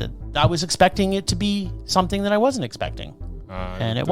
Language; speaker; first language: English; native; English